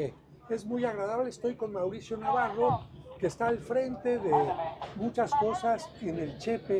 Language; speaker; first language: Spanish; native; Spanish